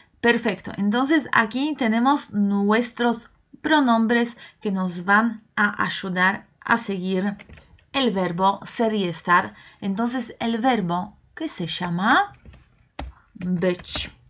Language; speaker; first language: Spanish; non-native, fluent; Polish